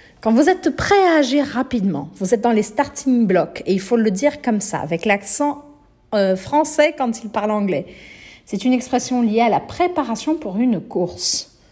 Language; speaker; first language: French; non-native, fluent; Portuguese